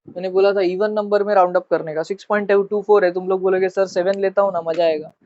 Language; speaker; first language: Hindi; non-native, local second language; Marathi